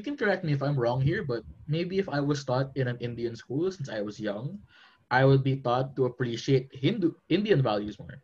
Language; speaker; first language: English; non-native, local second language; Filipino